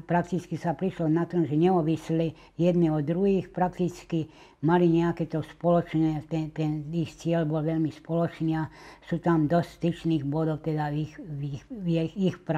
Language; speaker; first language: Slovak; native; Slovak